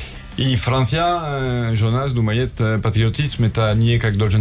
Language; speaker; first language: Russian; non-native, learner; French